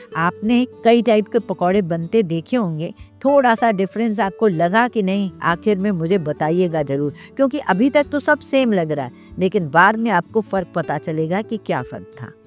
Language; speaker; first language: Hindi; non-native, local second language; Sindhi